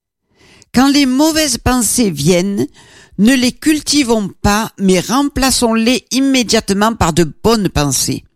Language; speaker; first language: French; native; French